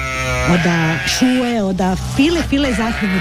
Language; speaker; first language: German; non-native, learner; Croatian